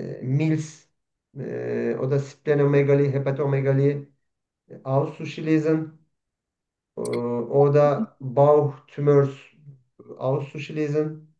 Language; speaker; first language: German; non-native, learner; Turkish